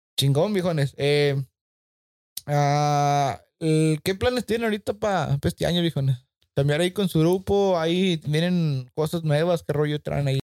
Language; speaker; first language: Spanish; early bilingual, heritage; Spanish